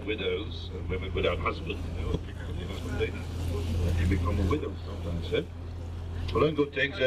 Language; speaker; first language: English; non-native, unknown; Dutch